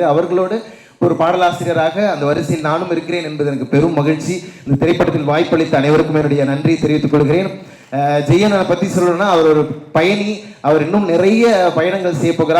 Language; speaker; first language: Tamil; native; Tamil